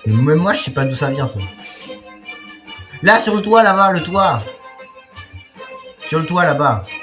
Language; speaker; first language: French; native; French